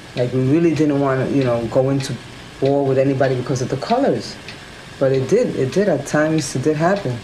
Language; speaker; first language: English; early bilingual, other home language; Spanish